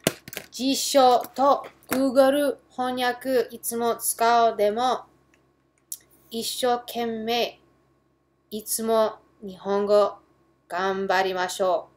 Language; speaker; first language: Japanese; early bilingual, heritage; English